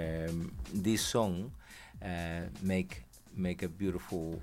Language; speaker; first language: English; non-native, fluent; Spanish